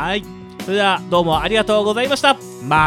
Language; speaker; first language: Japanese; native; Japanese